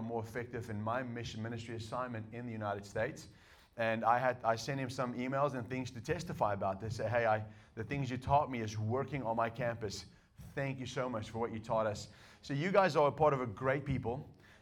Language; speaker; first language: English; non-native, local second language; Afrikaans